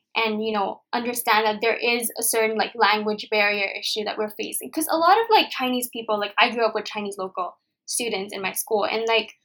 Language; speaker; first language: English; non-native, local second language; Nepali